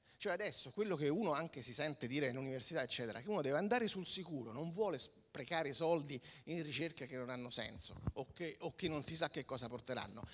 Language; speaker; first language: Italian; native; Italian